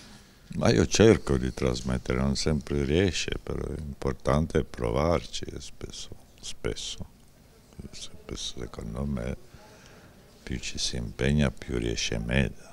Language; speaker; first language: Italian; non-native, fluent; Czech